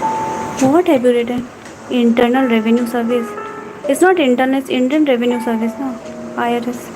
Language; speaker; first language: English; non-native, local second language; Hindi